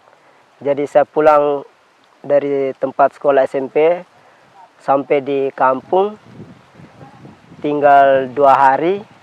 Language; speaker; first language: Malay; non-native, local second language; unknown